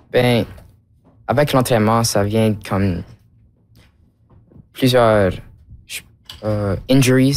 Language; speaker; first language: French; non-native, local second language; English